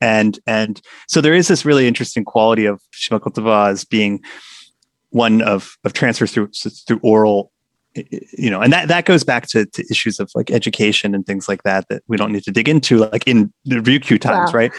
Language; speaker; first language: English; native; English